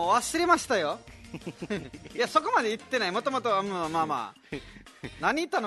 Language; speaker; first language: Japanese; non-native, fluent; Nepali